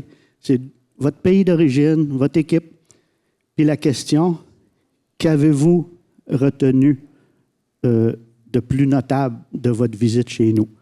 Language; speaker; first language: French; native; French